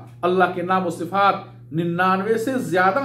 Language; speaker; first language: Urdu; native; Urdu